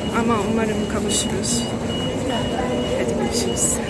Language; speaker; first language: Turkish; non-native, learner; Kinyarwanda